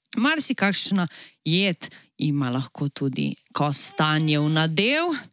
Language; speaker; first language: Slovenian; native; Slovenian